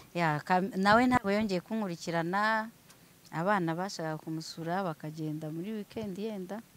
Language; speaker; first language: Kinyarwanda; early bilingual, heritage; Swahili